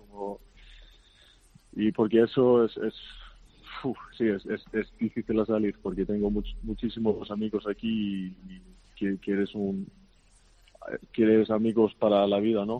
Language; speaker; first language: Spanish; non-native, fluent; Icelandic